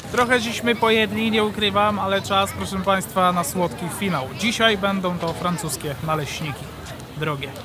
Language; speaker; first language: Polish; native; Polish